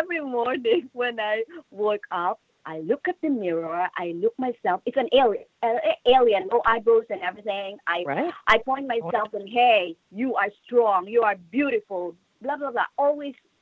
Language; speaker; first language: English; non-native, local second language; Filipino